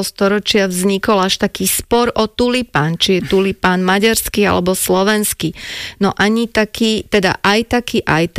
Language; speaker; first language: Slovak; native; Slovak